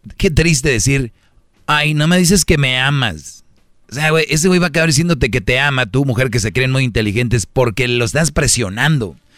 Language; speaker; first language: Spanish; native; Spanish